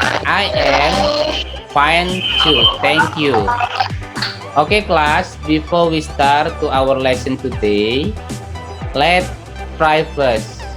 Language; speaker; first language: English; non-native, local second language; Indonesian